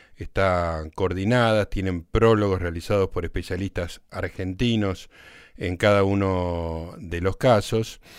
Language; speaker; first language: Spanish; native; Spanish